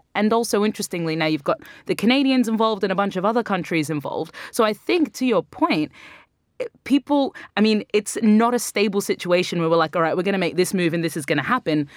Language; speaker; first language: English; native; English